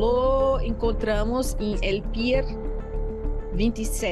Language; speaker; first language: Spanish; non-native, learner; Portuguese